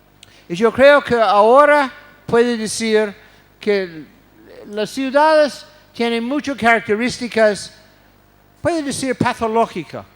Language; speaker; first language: Spanish; non-native, fluent; English